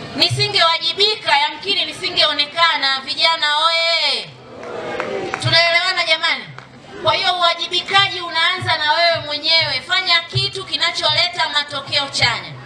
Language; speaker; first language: Swahili; native; Swahili